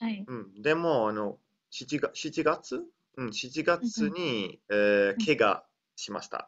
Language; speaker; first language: Japanese; non-native, learner; Italian